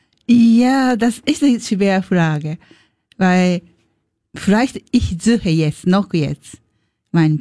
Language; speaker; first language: German; non-native, learner; Japanese